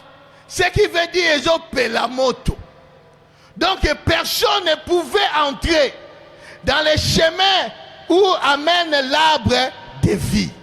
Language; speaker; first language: French; non-native, local second language; Lingala